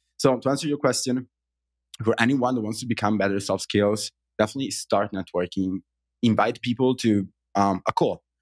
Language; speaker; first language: English; non-native, fluent; Italian